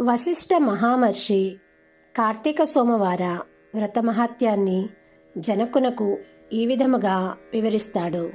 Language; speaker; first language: Telugu; native; Telugu